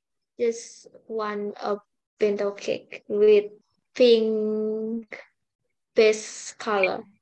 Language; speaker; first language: English; non-native, learner; Indonesian